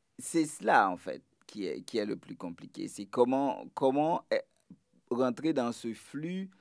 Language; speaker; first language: French; non-native, local second language; Haitian Creole